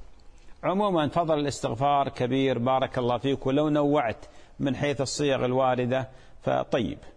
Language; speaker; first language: Arabic; native; Arabic